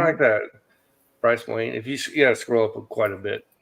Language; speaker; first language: English; native; English